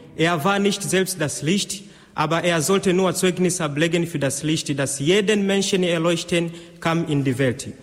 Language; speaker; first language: German; non-native, fluent; Swahili